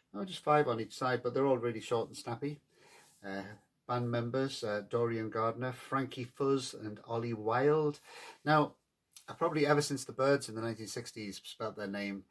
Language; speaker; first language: English; native; English